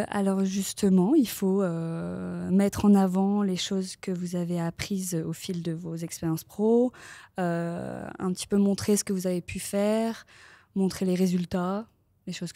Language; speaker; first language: French; native; French